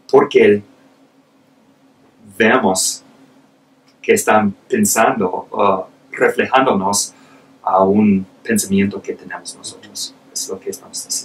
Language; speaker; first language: Spanish; non-native, fluent; English